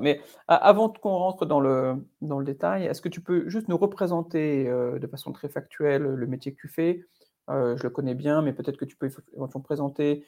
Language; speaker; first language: French; native; French